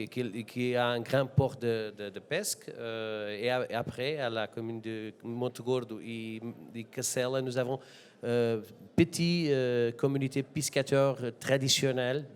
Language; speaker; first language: French; non-native, learner; Portuguese